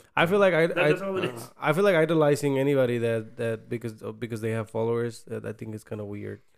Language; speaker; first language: English; early bilingual, other home language; Spanish